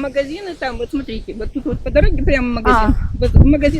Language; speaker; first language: Russian; native; Russian